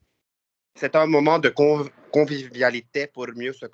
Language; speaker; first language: French; non-native, learner; Arabic